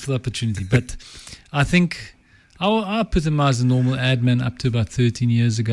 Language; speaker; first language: English; non-native, local second language; Afrikaans